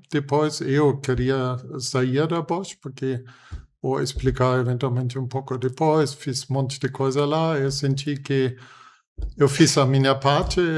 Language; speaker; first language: Portuguese; non-native, fluent; German